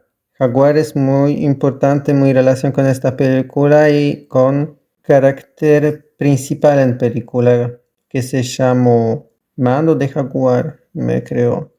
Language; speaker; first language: Spanish; non-native, learner; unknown